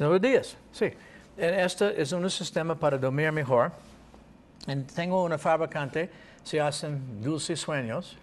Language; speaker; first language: Spanish; non-native, learner; English